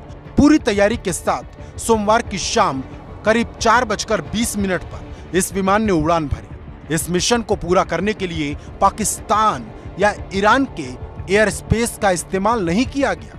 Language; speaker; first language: Hindi; native; Hindi